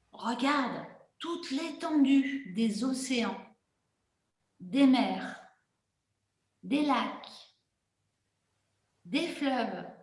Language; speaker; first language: French; native; French